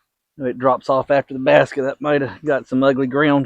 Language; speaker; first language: English; native; English